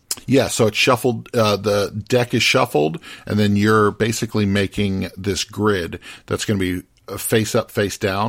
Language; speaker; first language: English; native; English